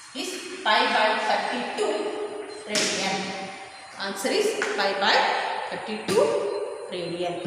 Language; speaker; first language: English; non-native, local second language; Kannada